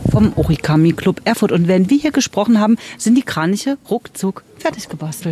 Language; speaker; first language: German; native; German